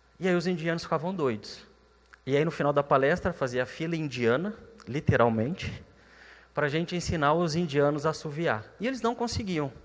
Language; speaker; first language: Portuguese; native; Portuguese